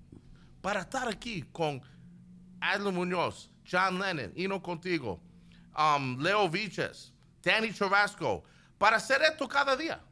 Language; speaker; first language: Spanish; early bilingual, heritage; Spanish